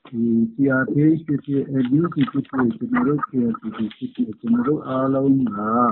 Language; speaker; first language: Burmese; non-native, local second language; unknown